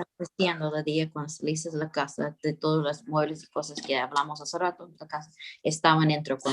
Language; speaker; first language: Spanish; early bilingual, heritage; Spanish